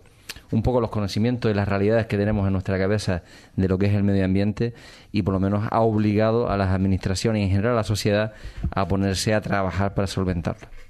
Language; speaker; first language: Spanish; native; Spanish